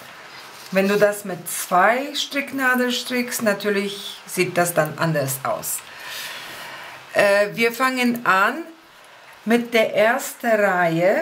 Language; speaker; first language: German; non-native, fluent; Polish